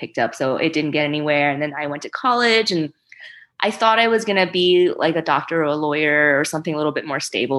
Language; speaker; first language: English; early bilingual, other home language; Chinese